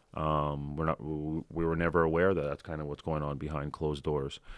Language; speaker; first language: English; early bilingual, other home language; Ukrainian